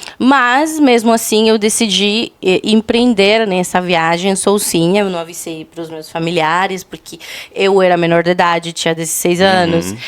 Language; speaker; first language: Portuguese; non-native, fluent; Spanish